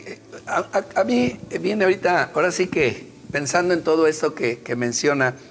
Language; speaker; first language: Spanish; native; Spanish